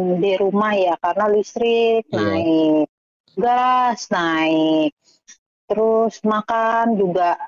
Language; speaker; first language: Indonesian; native; Indonesian